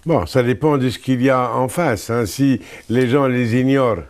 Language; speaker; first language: French; non-native, local second language; Arabic